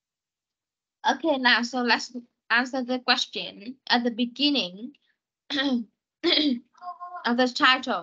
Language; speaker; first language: English; non-native, fluent; Vietnamese